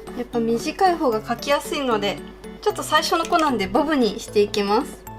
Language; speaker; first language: Japanese; early bilingual, heritage; Japanese